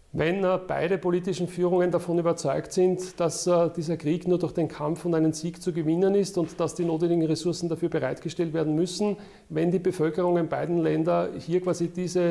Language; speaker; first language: German; native; German